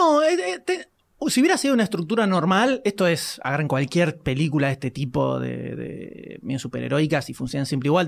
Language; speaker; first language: Spanish; native; Spanish